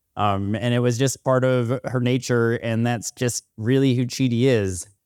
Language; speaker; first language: English; native; English